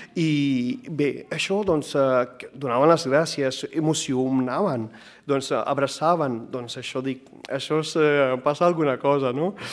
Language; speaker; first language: Catalan; non-native, fluent; Punjabi